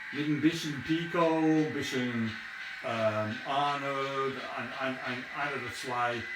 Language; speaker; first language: German; non-native, fluent; English